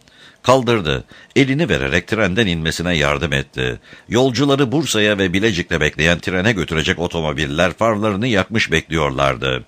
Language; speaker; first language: Turkish; native; Turkish